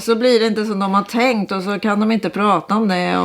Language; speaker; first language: Swedish; native; Swedish